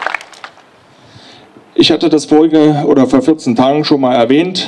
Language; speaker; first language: German; native; German